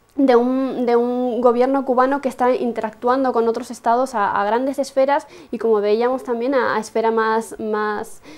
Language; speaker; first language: Spanish; native; Spanish